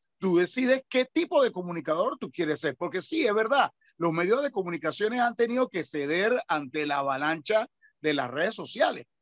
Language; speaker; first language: Spanish; native; Spanish